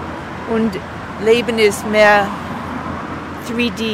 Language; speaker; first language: German; non-native, learner; English